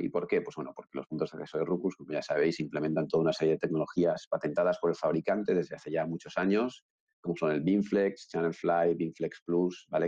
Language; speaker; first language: Spanish; native; Spanish